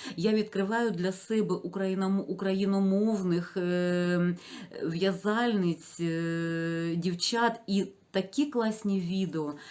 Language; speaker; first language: Ukrainian; non-native, local second language; Russian